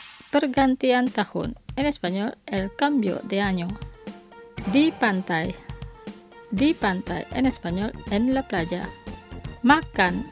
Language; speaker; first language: Spanish; non-native, fluent; Indonesian